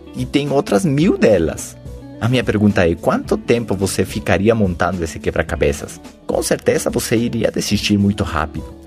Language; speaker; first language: Portuguese; non-native, fluent; Spanish